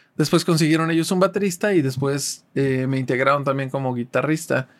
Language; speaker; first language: Spanish; native; Spanish